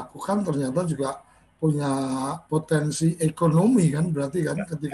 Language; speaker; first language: Malay; native; Malay